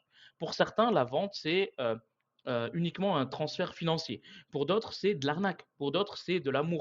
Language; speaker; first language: French; native; French